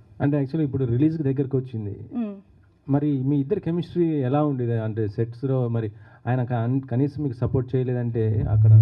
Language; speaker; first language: Telugu; native; Telugu